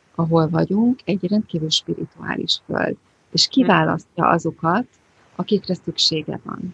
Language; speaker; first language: Hungarian; native; Hungarian